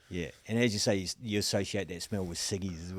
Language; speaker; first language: English; native; English